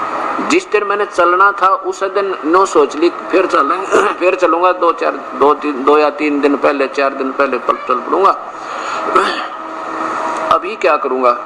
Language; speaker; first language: Hindi; non-native, local second language; Haryanvi